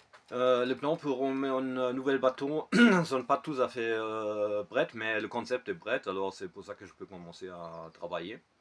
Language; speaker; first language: French; non-native, fluent; German